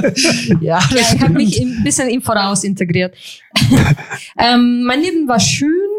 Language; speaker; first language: German; non-native, fluent; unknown